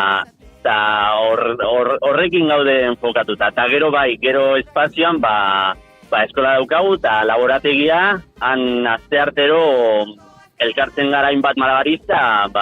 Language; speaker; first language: Basque; non-native, local second language; Spanish